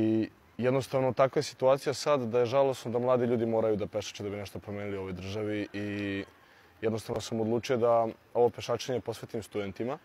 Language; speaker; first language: Serbian; native; Serbian